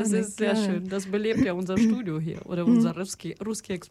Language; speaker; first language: German; non-native, fluent; Russian